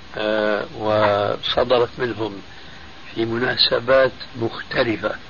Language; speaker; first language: Arabic; early bilingual, other home language; Albanian